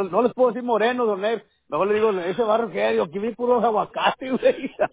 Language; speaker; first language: Spanish; native; Spanish